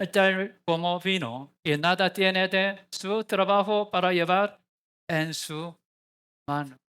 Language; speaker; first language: Spanish; non-native, learner; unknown